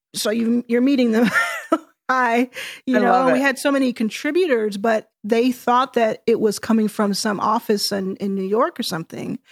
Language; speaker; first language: English; native; English